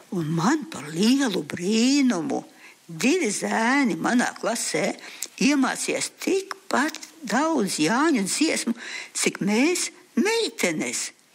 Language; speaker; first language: Latvian; early bilingual, heritage; Latvian